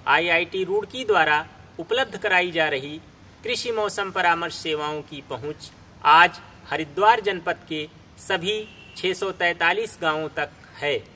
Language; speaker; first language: Hindi; native; Hindi